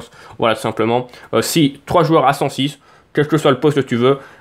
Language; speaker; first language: French; native; French